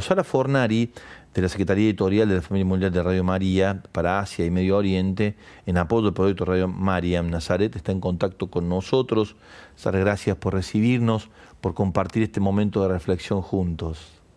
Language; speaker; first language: Spanish; native; Spanish